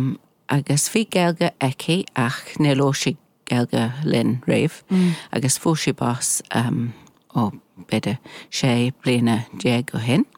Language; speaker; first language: Irish; non-native, learner; English